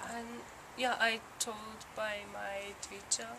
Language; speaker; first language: English; non-native, learner; Japanese